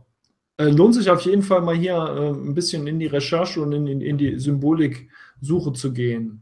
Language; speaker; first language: German; native; German